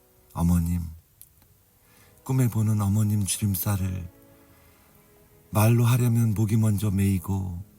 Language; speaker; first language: Korean; native; Korean